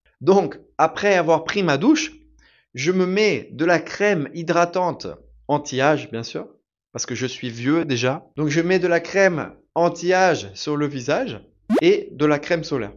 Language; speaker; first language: French; native; French